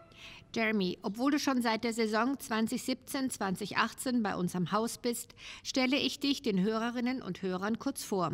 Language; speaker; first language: German; native; German